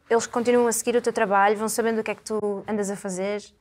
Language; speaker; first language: Portuguese; native; Portuguese